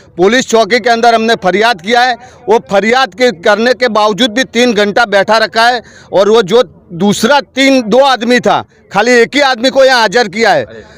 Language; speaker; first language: Hindi; non-native, local second language; Gujarati